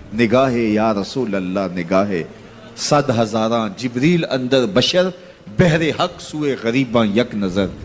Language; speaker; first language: Urdu; non-native, local second language; Punjabi